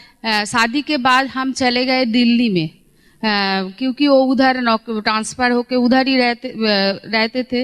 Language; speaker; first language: Hindi; non-native, local second language; Bangla